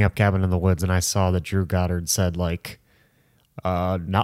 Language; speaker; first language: English; native; English